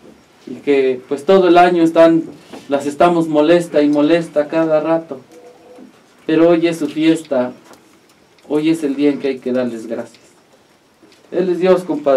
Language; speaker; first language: Spanish; native; Spanish